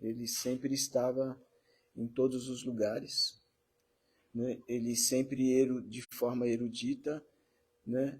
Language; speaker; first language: Portuguese; native; Portuguese